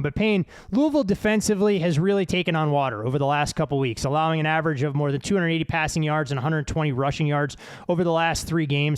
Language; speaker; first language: English; native; English